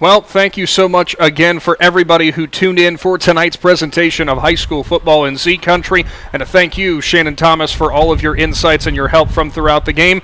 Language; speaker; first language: English; native; English